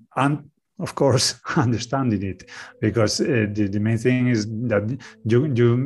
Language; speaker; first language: English; non-native, learner; Spanish